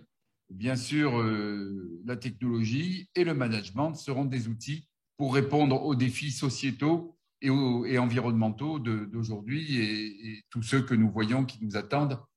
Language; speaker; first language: French; native; French